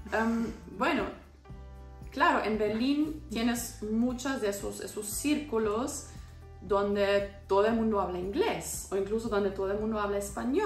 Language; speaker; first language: Spanish; non-native, fluent; German